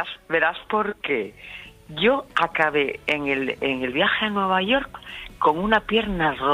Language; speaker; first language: Spanish; native; Spanish